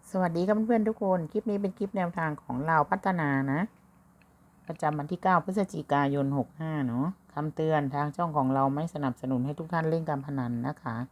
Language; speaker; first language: Thai; native; Thai